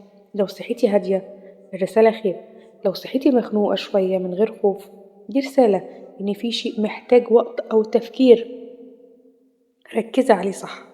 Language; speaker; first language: Arabic; native; Arabic